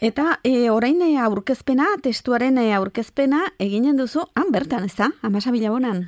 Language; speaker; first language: Basque; native; Basque